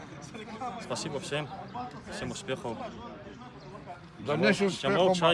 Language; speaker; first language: Russian; non-native, local second language; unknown